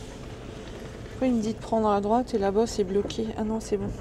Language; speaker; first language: French; native; French